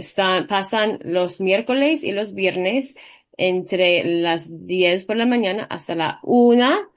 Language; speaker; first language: Spanish; early bilingual, heritage; Spanish